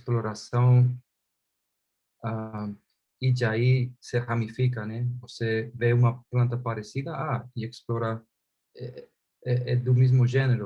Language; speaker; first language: Portuguese; non-native, fluent; Spanish